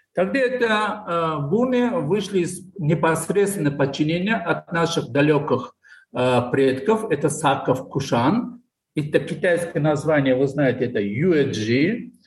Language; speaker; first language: Russian; non-native, local second language; Tajik